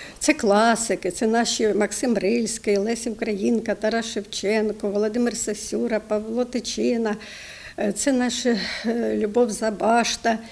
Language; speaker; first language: Ukrainian; native; Ukrainian